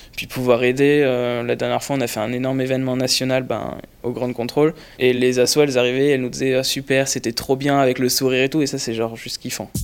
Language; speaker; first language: French; native; French